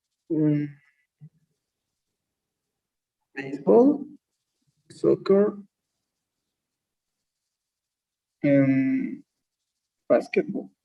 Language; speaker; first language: English; non-native, learner; Spanish